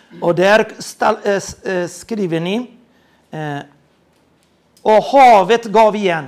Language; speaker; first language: Swedish; non-native, fluent; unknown